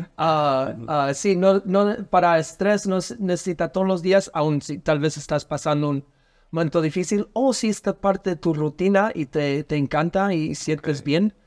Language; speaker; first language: Spanish; non-native, learner; English